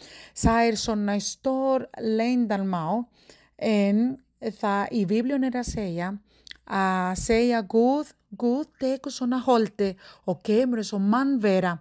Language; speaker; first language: Icelandic; non-native, learner; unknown